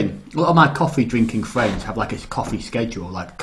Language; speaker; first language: English; native; English